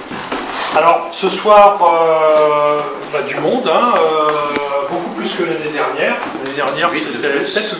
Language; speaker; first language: French; native; French